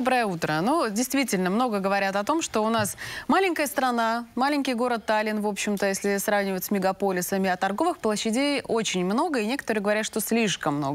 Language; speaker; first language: Russian; native; Russian